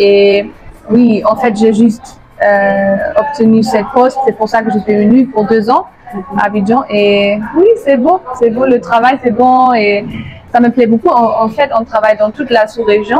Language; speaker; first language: French; non-native, fluent; German